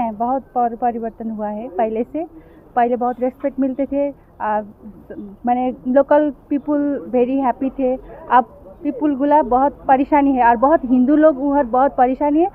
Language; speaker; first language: Hindi; non-native, local second language; Bangla